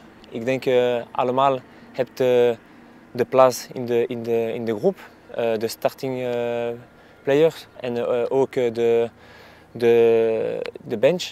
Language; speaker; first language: Dutch; non-native, local second language; Spanish